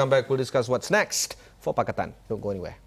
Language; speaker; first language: English; non-native, local second language; Malay